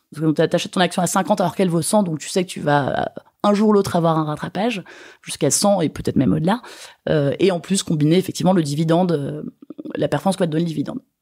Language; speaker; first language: French; native; French